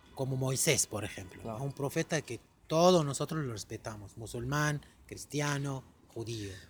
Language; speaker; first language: Spanish; non-native, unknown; Arabic